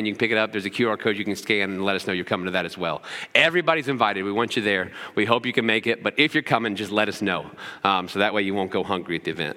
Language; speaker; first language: English; native; English